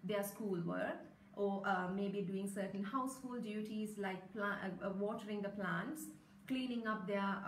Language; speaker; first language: English; non-native, local second language; Sinhala